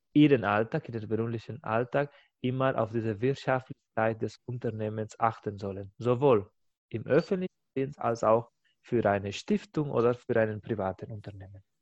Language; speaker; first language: German; non-native, fluent; Spanish